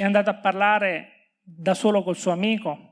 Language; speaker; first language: Italian; native; Italian